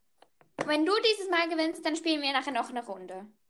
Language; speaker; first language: German; native; German